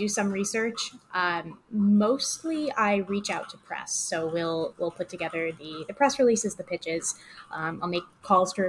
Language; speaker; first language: English; native; English